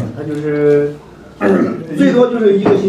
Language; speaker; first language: Chinese; native; Chinese